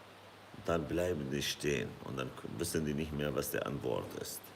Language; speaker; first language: German; non-native, fluent; Kurdish